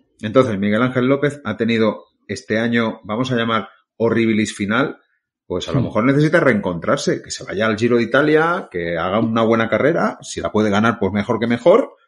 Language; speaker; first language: Spanish; native; Spanish